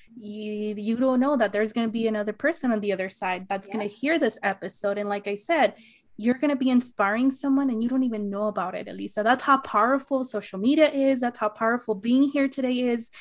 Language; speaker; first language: English; native; English